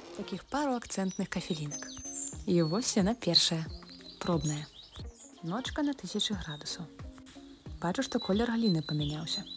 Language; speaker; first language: Belarusian; native; Belarusian